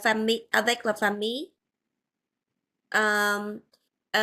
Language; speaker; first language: French; non-native, learner; Vietnamese